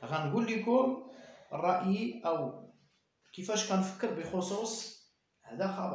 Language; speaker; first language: Arabic; native; Arabic